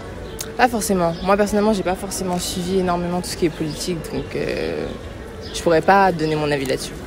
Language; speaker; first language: French; native; French